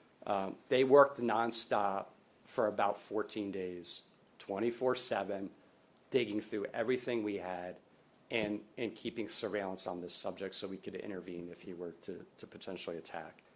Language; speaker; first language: English; native; English